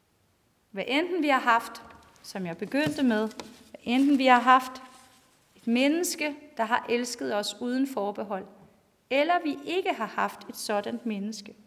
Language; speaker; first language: Danish; native; Danish